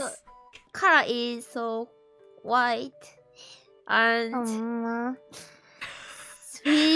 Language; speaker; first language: English; non-native, learner; Japanese